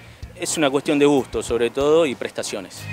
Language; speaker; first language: Spanish; native; Spanish